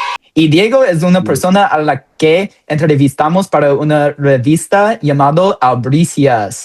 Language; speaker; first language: Spanish; non-native, learner; English